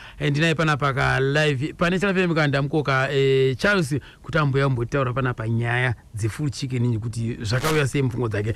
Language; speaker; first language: Shona; native; Shona